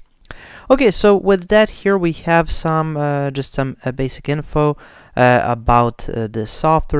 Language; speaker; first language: English; non-native, fluent; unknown